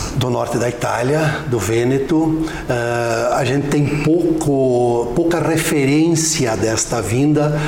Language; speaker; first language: Portuguese; non-native, local second language; Venetian